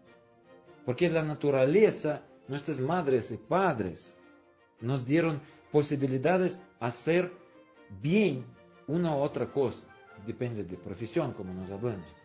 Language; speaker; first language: Spanish; non-native, fluent; Russian